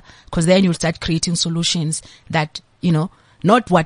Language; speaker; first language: English; non-native, local second language; Zulu